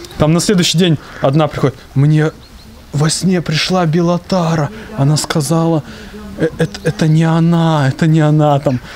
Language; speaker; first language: Russian; native; Russian